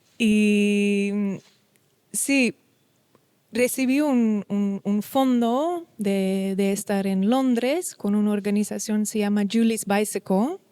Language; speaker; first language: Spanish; non-native, learner; Dutch